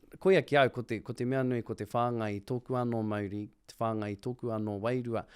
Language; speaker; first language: Māori; non-native, local second language; English